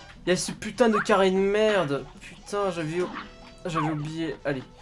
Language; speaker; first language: French; native; French